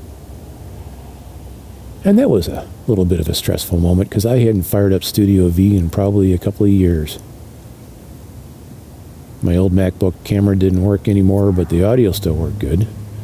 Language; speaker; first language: English; native; English